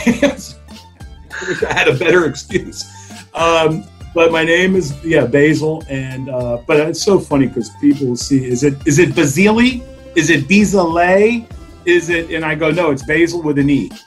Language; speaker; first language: English; native; English